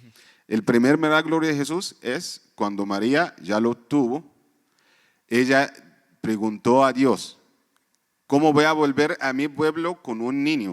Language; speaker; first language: Spanish; non-native, fluent; Arabic